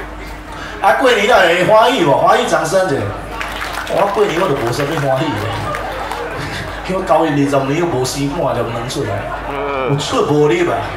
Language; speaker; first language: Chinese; non-native, local second language; Min Nan Chinese